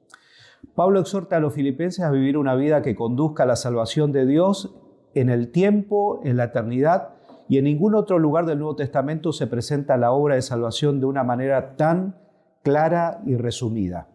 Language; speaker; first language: Spanish; native; Spanish